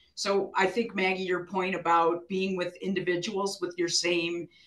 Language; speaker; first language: English; native; English